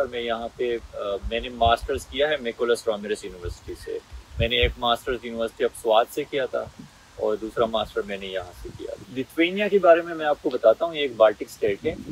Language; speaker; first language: Hindi; non-native, local second language; Pashto